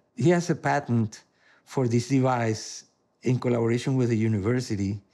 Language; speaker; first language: English; non-native, fluent; Spanish